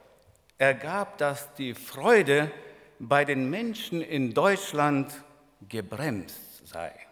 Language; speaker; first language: German; non-native, fluent; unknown